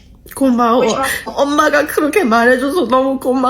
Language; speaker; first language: Korean; early bilingual, heritage; Korean